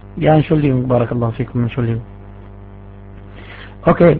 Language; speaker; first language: German; non-native, fluent; Arabic